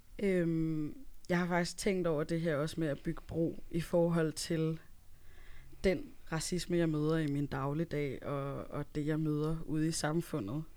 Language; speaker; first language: Danish; early bilingual, other home language; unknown